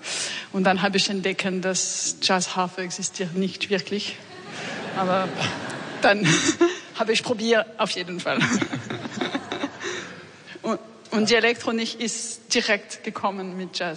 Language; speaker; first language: German; non-native, fluent; French